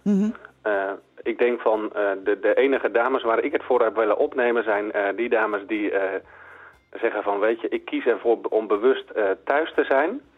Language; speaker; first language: Dutch; native; Dutch